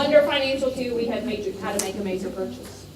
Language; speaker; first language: English; native; English